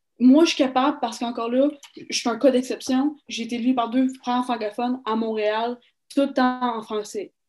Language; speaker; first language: French; native; French